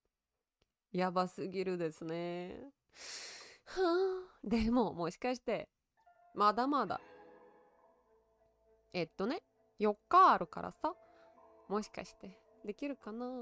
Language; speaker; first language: Japanese; non-native, learner; Russian